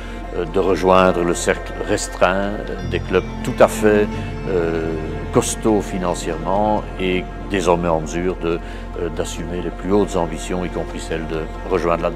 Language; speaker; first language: French; native; French